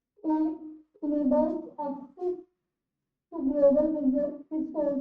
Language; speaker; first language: English; non-native, learner; Hindi